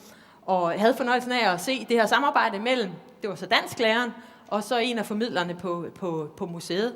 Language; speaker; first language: Danish; native; Danish